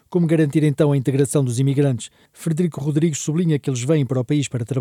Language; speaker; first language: Portuguese; native; Portuguese